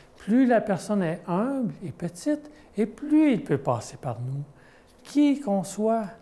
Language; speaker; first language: French; native; French